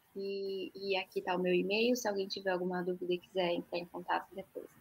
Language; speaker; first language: Portuguese; native; Portuguese